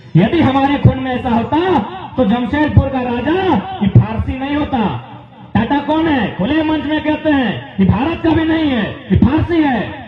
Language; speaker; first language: Hindi; non-native, local second language; Magahi